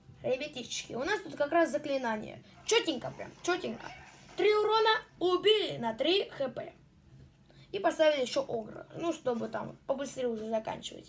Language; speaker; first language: Russian; native; Russian